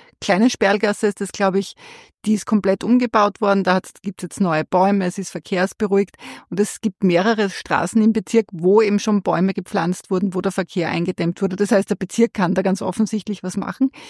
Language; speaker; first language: German; native; German